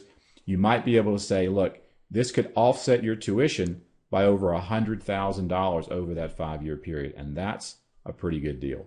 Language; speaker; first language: English; native; English